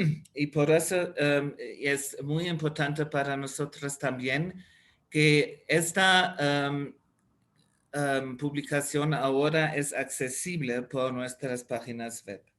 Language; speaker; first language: Spanish; non-native, fluent; German